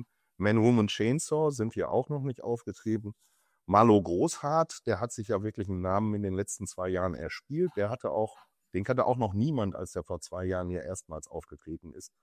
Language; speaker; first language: German; native; German